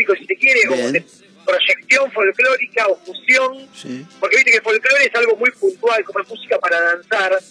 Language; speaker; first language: Spanish; native; Spanish